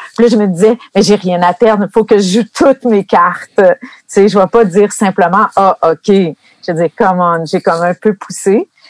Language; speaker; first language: French; native; French